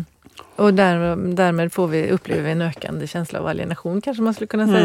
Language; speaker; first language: Swedish; native; Swedish